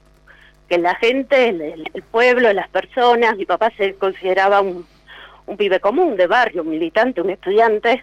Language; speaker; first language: Spanish; native; Spanish